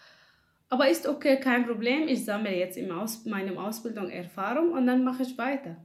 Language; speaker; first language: German; non-native, learner; Arabic